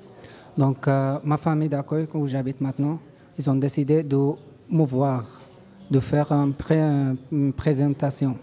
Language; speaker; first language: French; non-native, learner; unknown